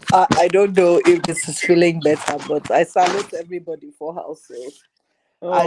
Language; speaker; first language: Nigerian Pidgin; non-native, local second language; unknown